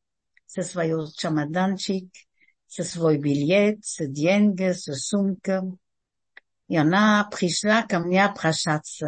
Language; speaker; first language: Russian; early bilingual, heritage; Russian